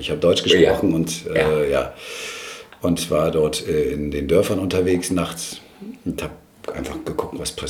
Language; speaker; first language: German; native; German